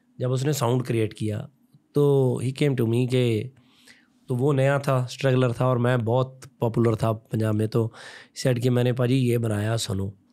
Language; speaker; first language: Hindi; non-native, local second language; Punjabi